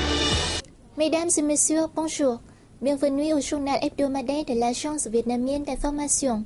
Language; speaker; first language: French; non-native, fluent; Vietnamese